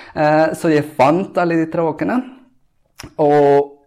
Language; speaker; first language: Norwegian; non-native, fluent; Spanish